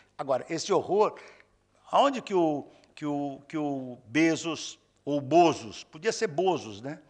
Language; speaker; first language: Portuguese; native; Portuguese